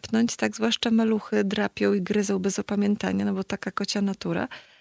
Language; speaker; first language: Polish; native; Polish